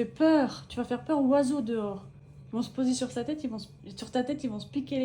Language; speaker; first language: French; native; French